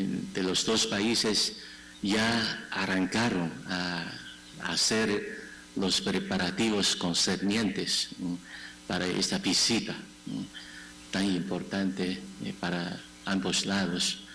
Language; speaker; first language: Spanish; non-native, fluent; Chinese